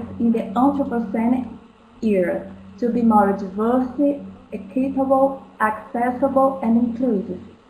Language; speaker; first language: English; non-native, fluent; Portuguese